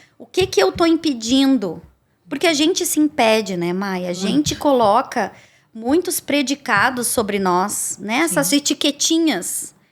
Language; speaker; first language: Portuguese; native; Portuguese